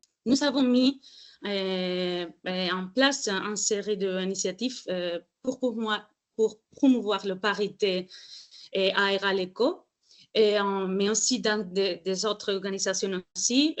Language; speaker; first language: French; non-native, fluent; Spanish